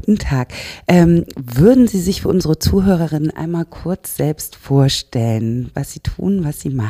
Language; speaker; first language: German; native; German